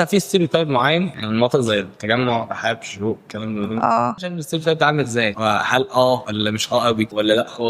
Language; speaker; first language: Arabic; native; Arabic